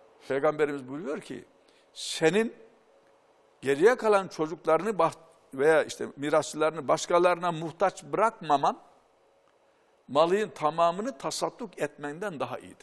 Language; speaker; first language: Turkish; native; Turkish